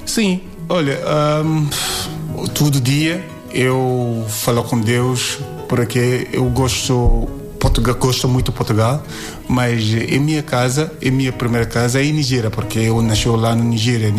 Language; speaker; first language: Portuguese; non-native, learner; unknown